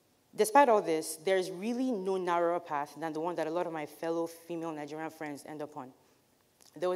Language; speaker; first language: English; non-native, local second language; Igbo